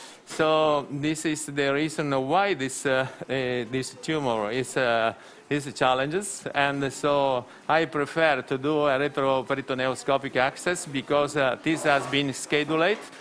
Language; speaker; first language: English; non-native, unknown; Italian